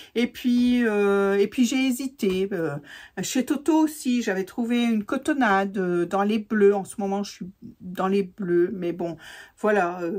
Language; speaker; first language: French; native; French